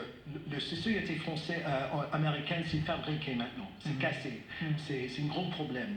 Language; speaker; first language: French; non-native, fluent; English